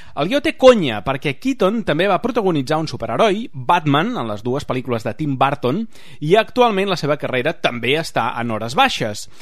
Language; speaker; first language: Catalan; native; Catalan